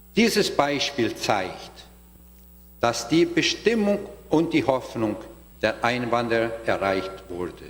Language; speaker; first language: German; non-native, learner; Portuguese